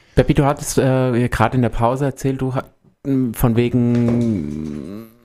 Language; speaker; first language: German; native; German